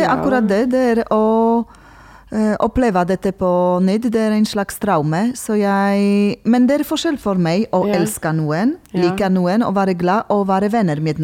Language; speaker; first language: Norwegian; non-native, fluent; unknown